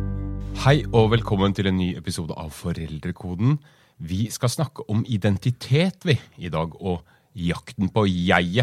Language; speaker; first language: Norwegian; native; Norwegian